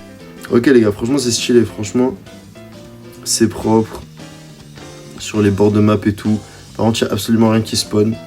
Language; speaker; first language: French; native; French